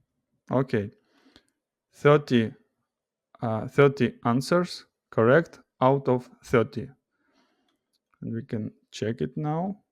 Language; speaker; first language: English; non-native, fluent; Russian